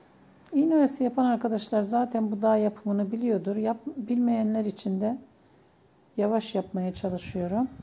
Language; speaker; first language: Turkish; native; Turkish